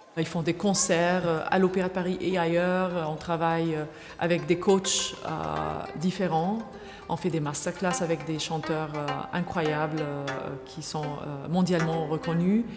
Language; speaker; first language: French; non-native, fluent; Arabic